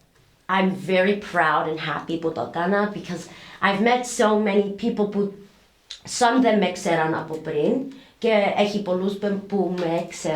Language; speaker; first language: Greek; early bilingual, heritage; English